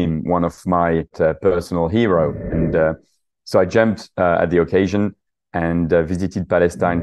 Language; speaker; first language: English; non-native, fluent; French